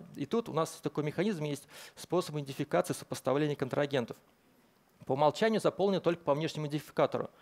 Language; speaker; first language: Russian; native; Russian